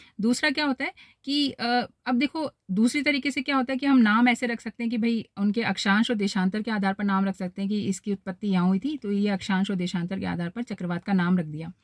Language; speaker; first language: Hindi; native; Hindi